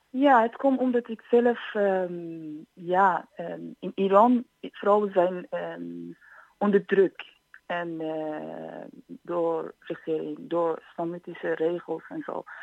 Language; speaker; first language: Dutch; non-native, fluent; Persian